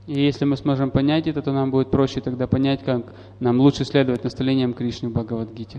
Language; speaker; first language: Russian; native; Russian